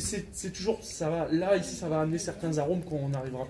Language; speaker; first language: French; native; French